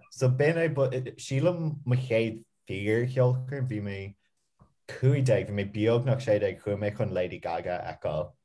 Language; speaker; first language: Irish; native; Irish